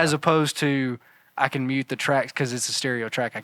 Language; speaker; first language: English; native; English